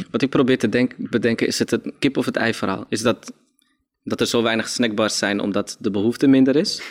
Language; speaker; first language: Dutch; early bilingual, other home language; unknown